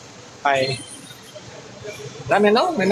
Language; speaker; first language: Indonesian; non-native, learner; Vietnamese